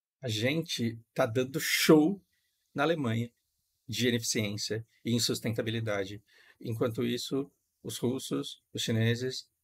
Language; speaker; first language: Portuguese; native; Portuguese